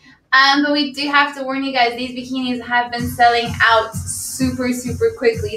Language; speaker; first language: English; early bilingual, other home language; Portuguese